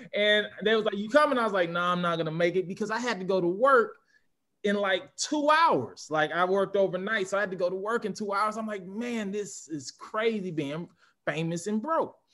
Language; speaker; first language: English; native; English